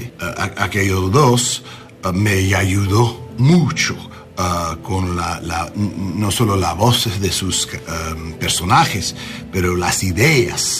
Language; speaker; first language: Spanish; non-native, learner; English